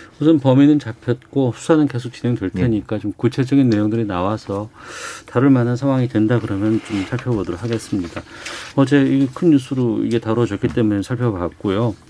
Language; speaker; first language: Korean; native; Korean